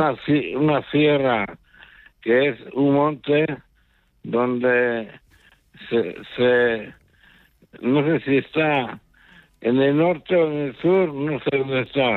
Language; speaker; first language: Spanish; non-native, local second language; Basque